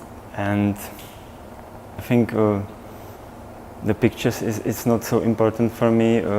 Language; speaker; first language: English; non-native, fluent; Czech